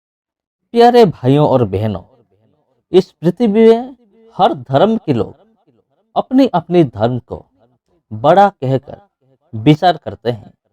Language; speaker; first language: Hindi; non-native, local second language; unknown